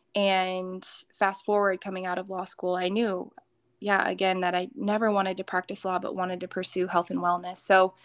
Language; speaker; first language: English; early bilingual, other home language; Hindi